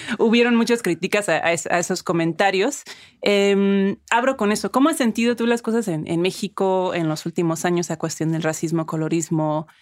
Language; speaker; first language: Spanish; early bilingual, other home language; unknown